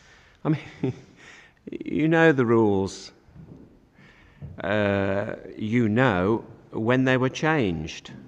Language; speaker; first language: English; native; English